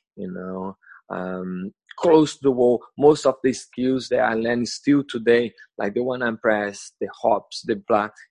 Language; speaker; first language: English; non-native, learner; Portuguese